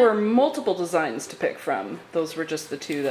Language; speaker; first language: English; native; English